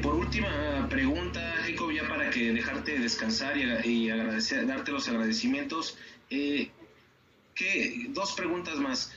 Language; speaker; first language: Spanish; native; Spanish